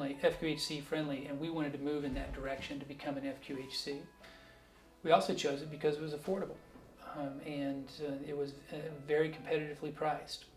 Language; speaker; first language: English; native; English